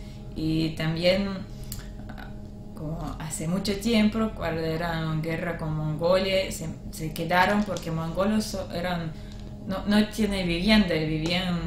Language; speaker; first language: Spanish; non-native, learner; Russian